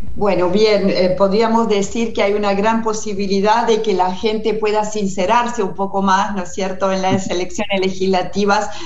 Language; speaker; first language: Spanish; non-native, fluent; French